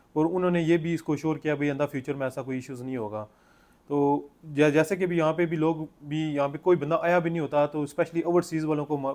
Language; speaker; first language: Urdu; early bilingual, heritage; Urdu